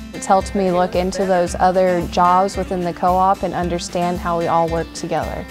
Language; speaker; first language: English; native; English